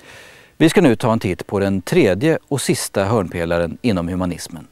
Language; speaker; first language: Swedish; native; Swedish